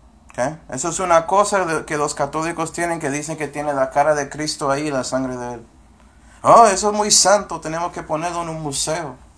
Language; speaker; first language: Spanish; non-native, fluent; English